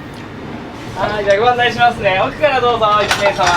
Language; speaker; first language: Japanese; native; Japanese